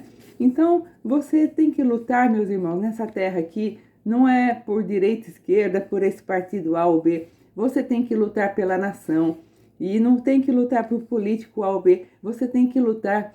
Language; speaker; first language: Portuguese; native; Portuguese